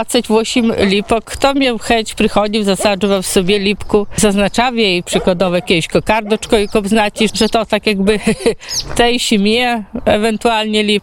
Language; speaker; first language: Polish; non-native, local second language; Belarusian